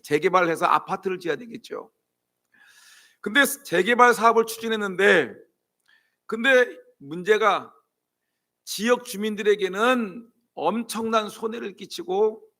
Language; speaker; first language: Korean; native; Korean